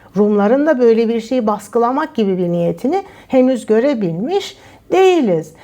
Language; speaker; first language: Turkish; native; Turkish